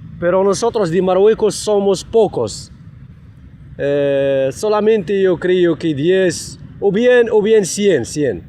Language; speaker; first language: Spanish; non-native, learner; Arabic